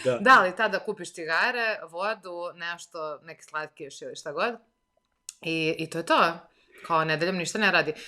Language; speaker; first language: Serbian; native; Serbian